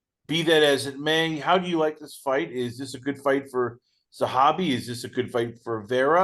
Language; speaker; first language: English; native; English